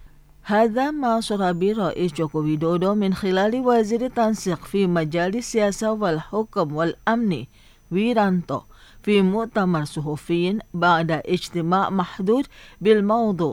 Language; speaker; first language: Arabic; non-native, fluent; Indonesian